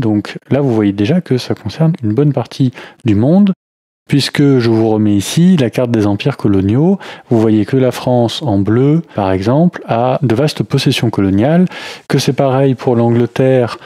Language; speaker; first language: French; native; French